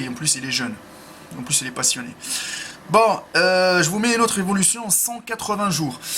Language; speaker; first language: French; native; French